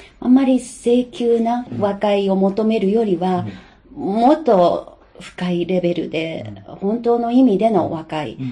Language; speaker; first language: Japanese; non-native, fluent; Chinese